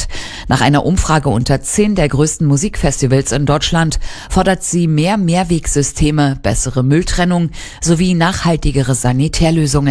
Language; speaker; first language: German; native; German